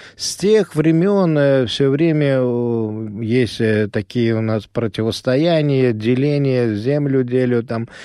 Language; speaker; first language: Russian; non-native, local second language; Azerbaijani